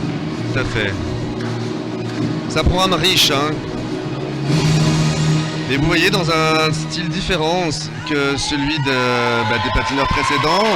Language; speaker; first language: French; native; French